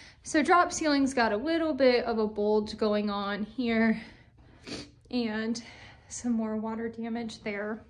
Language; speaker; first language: English; native; English